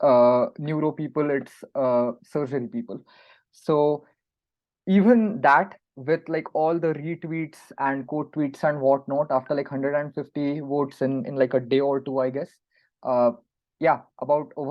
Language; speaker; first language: English; non-native, local second language; Marathi